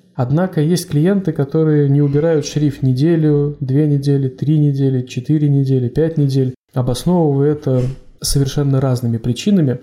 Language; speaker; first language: Russian; native; Russian